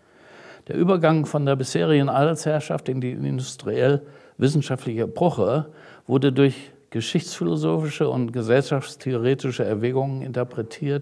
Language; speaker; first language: German; native; German